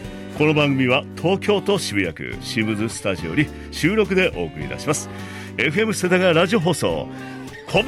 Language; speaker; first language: Japanese; native; Japanese